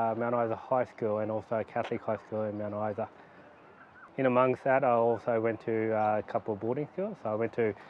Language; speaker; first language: English; native; English